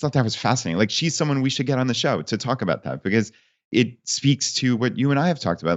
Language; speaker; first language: English; native; English